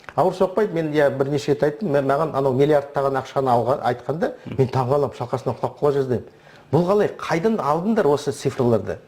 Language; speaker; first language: Kazakh; non-native, local second language; Russian